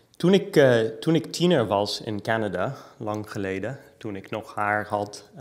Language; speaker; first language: Dutch; non-native, fluent; English